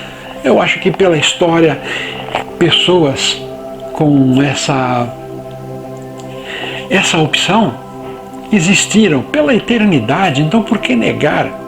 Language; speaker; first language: Portuguese; native; Portuguese